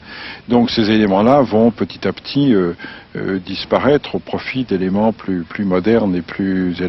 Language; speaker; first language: French; native; French